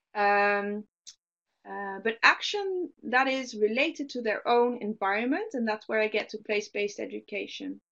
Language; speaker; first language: English; non-native, fluent; Dutch